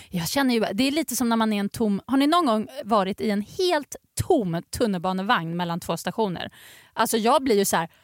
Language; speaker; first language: Swedish; native; Swedish